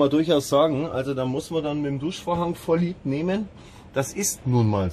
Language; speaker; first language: German; native; German